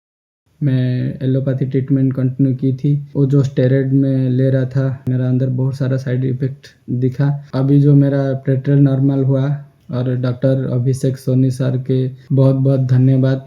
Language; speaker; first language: Hindi; non-native, local second language; Odia